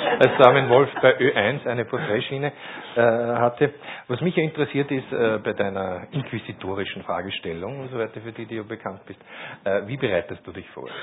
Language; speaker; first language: German; native; German